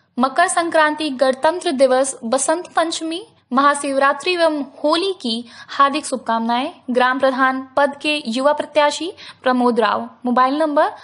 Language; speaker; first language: Hindi; native; Hindi